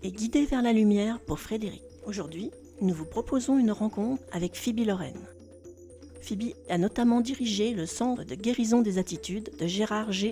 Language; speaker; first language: French; native; French